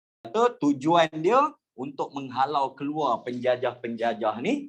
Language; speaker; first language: Malay; native; Malay